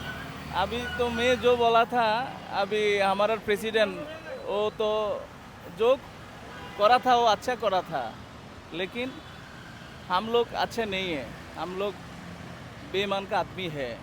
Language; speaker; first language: Hindi; non-native, local second language; Bangla